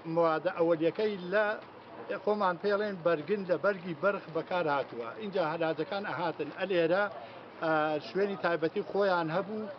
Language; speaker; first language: Central Kurdish; non-native, local second language; Gurani